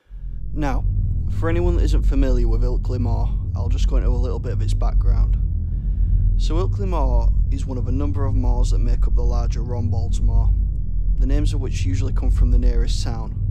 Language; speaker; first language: English; native; English